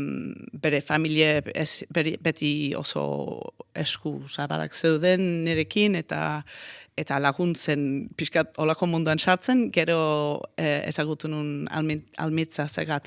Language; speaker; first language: Basque; non-native, fluent; Danish